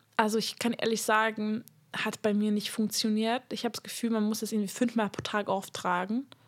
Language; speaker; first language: German; non-native, fluent; Hungarian